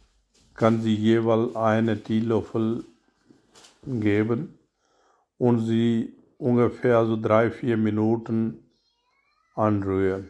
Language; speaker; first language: German; non-native, learner; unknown